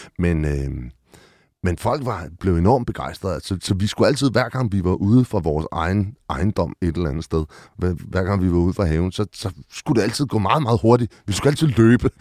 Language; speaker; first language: Danish; native; Danish